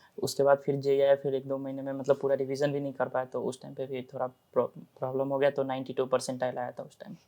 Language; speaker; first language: Hindi; native; Hindi